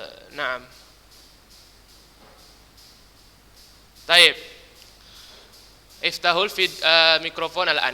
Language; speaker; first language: Arabic; non-native, learner; Indonesian